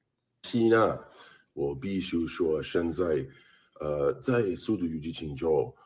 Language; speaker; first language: Chinese; non-native, learner; English